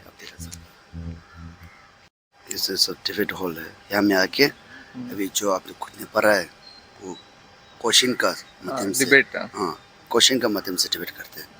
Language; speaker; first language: Hindi; non-native, local second language; Tibetan